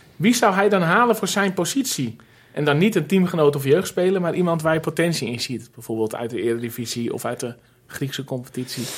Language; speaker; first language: Dutch; native; Dutch